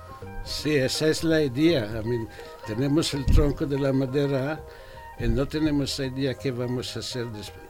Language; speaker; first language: Spanish; non-native, fluent; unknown